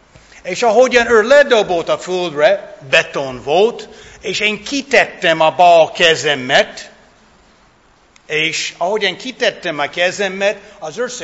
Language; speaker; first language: Hungarian; non-native, fluent; English